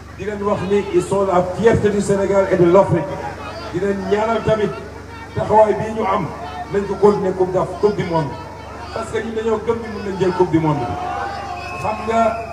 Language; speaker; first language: Wolof; non-native, local second language; Fula